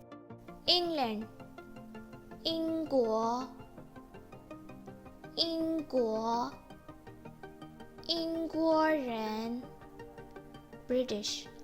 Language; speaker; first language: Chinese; non-native, fluent; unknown